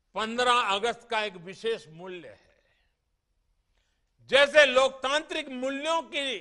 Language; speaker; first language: Hindi; non-native, local second language; Gujarati